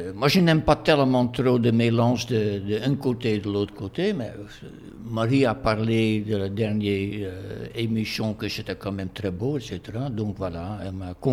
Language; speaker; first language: French; non-native, fluent; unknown